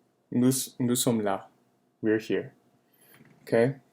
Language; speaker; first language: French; non-native, fluent; English